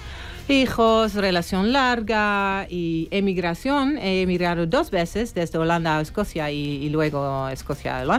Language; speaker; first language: Spanish; non-native, fluent; Dutch